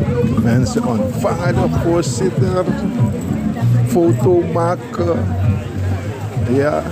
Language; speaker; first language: Dutch; non-native, local second language; Sranan Tongo